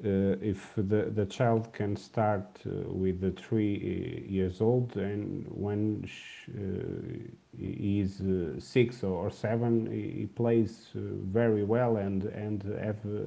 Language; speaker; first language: English; non-native, learner; Portuguese